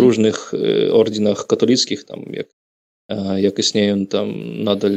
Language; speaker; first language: Polish; non-native, fluent; Russian